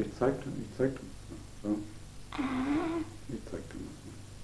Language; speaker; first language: German; native; German